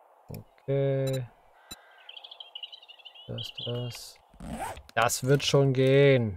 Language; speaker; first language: German; native; German